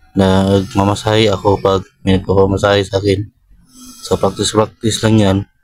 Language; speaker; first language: Filipino; non-native, local second language; Cebuano